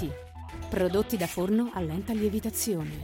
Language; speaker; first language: Italian; native; Italian